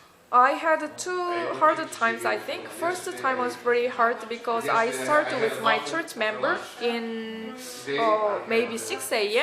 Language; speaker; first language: English; non-native, learner; Korean